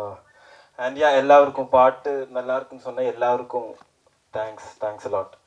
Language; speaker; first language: Tamil; non-native, learner; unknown